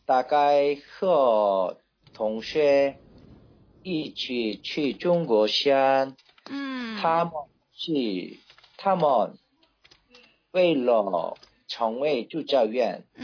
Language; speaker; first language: Chinese; non-native, learner; Korean